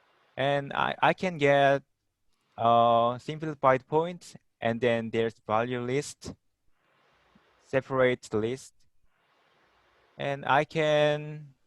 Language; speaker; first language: English; non-native, learner; Korean